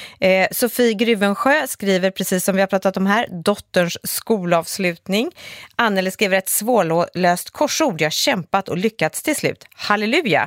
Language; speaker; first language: Swedish; native; Swedish